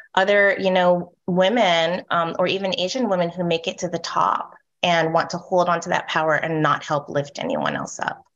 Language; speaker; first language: English; native; English